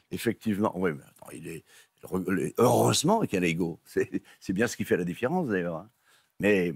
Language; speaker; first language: French; native; French